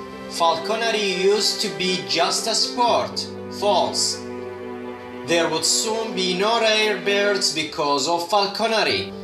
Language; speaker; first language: English; non-native, fluent; Arabic